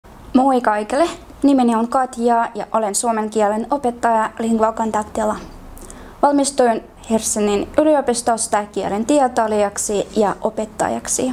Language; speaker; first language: Finnish; non-native, fluent; Russian